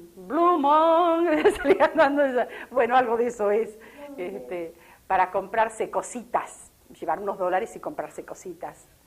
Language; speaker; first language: Spanish; native; Spanish